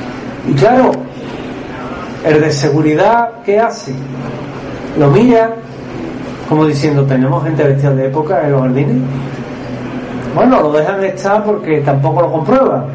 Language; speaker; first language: Spanish; native; Spanish